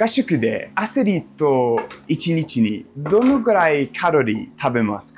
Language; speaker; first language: Japanese; non-native, learner; English